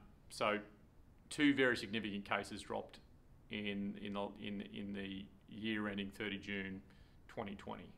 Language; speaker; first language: English; native; English